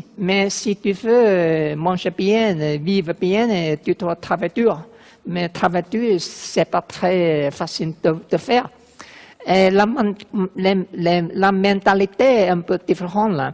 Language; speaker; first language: French; non-native, learner; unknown